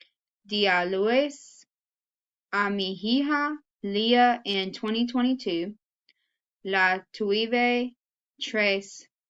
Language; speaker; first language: Spanish; non-native, learner; English